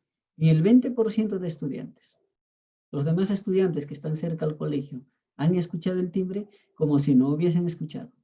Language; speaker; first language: Spanish; native; Spanish